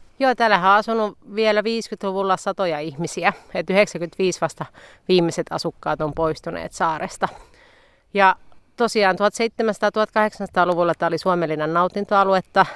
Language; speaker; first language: Finnish; native; Finnish